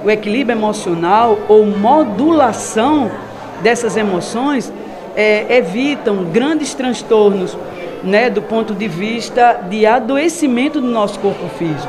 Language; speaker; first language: Portuguese; native; Portuguese